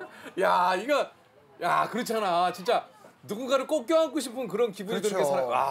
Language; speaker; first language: Korean; native; Korean